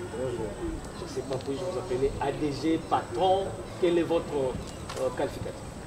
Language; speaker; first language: French; non-native, local second language; Lingala